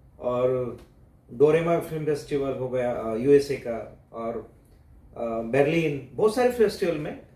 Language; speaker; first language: Hindi; non-native, local second language; Marathi